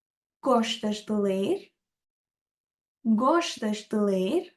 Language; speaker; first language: Portuguese; non-native, fluent; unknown